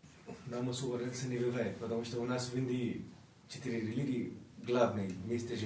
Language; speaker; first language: Russian; non-native, learner; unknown